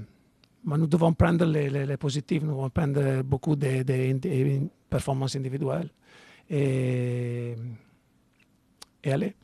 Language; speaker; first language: French; non-native, fluent; Italian